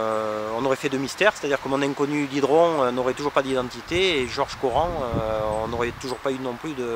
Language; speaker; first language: French; native; French